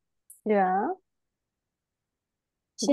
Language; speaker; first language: German; non-native, fluent; Bangla